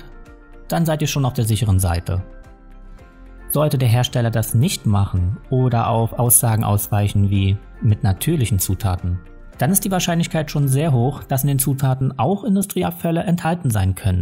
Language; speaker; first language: German; native; German